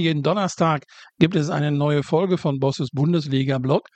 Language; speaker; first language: German; native; German